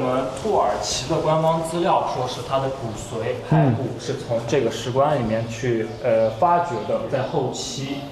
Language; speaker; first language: Chinese; native; Chinese